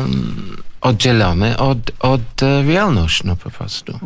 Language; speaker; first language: Polish; non-native, fluent; English